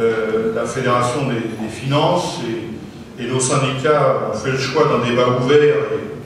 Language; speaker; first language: French; native; French